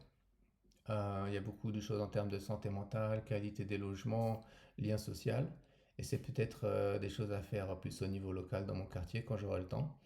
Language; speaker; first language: French; native; French